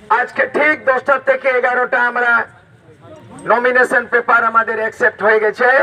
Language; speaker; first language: Bangla; non-native, local second language; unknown